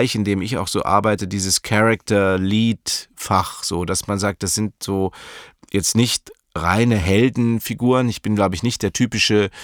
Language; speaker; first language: German; native; German